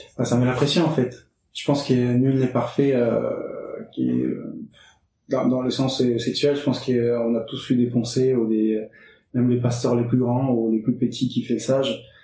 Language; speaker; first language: French; early bilingual, other home language; Spanish